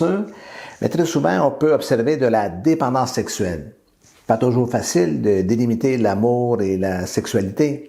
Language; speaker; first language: French; native; French